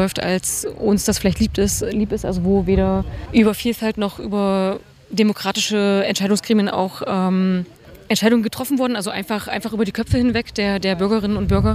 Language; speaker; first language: German; native; German